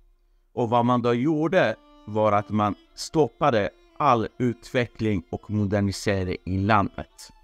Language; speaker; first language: Swedish; non-native, fluent; Persian